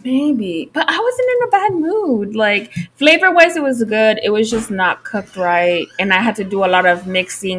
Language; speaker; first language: English; early bilingual, other home language; Spanish